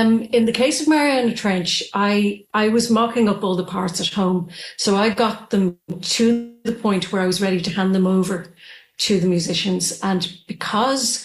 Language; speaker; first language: English; native; English